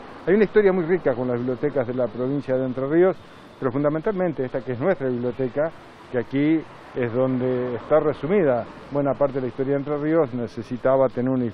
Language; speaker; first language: Spanish; native; Spanish